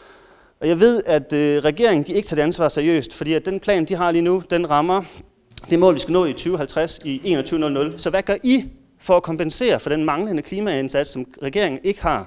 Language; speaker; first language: Danish; native; Danish